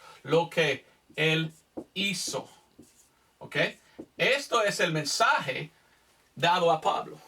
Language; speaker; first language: Spanish; non-native, fluent; English